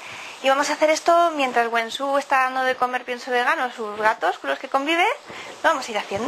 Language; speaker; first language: Spanish; native; Spanish